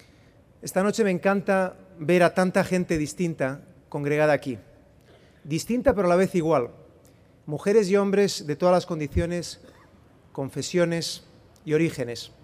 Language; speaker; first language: Spanish; native; Spanish